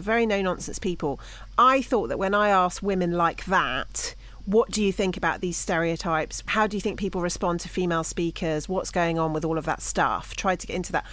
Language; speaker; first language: English; native; English